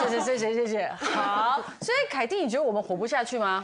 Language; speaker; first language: Chinese; native; Chinese